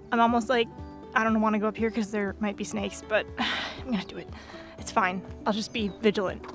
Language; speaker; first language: English; native; English